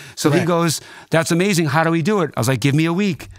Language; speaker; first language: English; native; English